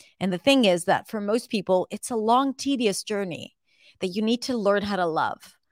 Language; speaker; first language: English; non-native, fluent; Hebrew